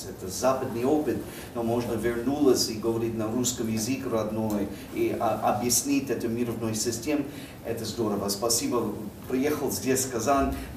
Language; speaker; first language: Russian; non-native, learner; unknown